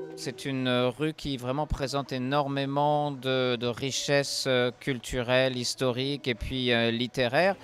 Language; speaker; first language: French; native; French